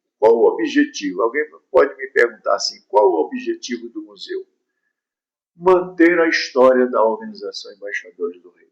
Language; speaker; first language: Portuguese; native; Portuguese